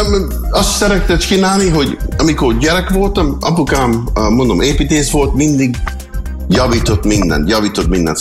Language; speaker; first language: Hungarian; early bilingual, heritage; Hungarian